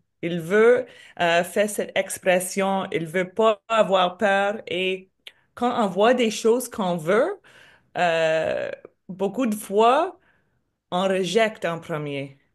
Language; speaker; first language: French; non-native, learner; English